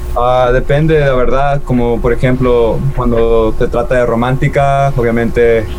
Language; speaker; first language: Spanish; early bilingual, heritage; Spanish